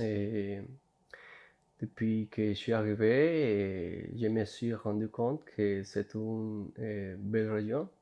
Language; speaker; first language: French; non-native, learner; Spanish